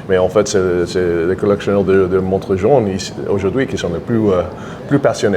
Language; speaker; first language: French; non-native, fluent; English